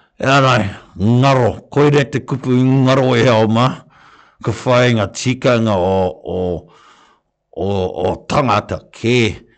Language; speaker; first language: Māori; non-native, local second language; English